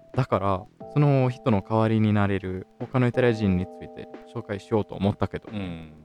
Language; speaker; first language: Japanese; non-native, fluent; Italian